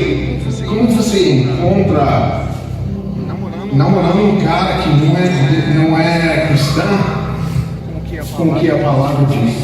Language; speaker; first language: Portuguese; non-native, fluent; English